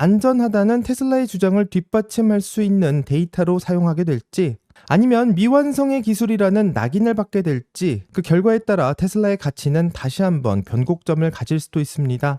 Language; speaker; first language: Korean; native; Korean